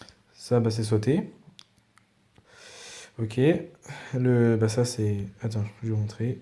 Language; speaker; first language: French; native; French